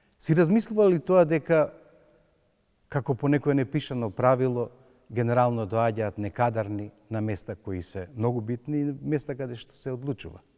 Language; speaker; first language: Macedonian; native; Macedonian